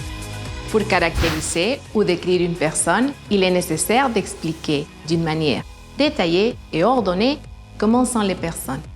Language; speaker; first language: French; non-native, fluent; Spanish